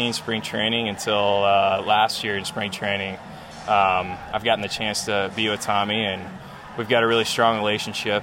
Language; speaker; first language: English; native; English